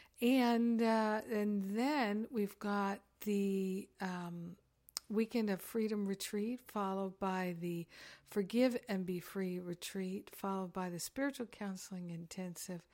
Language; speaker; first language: English; native; English